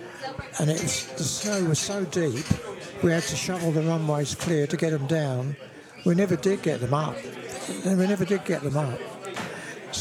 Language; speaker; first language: English; native; English